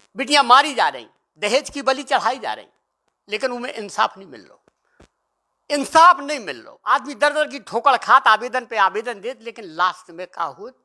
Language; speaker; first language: Hindi; native; Hindi